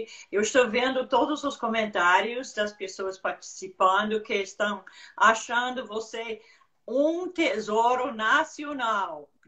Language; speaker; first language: Portuguese; non-native, fluent; English